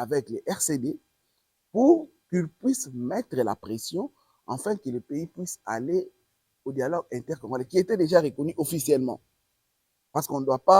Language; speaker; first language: French; non-native, local second language; Lingala